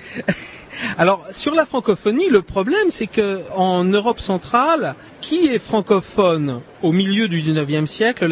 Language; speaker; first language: French; native; French